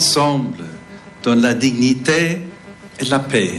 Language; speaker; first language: French; non-native, fluent; English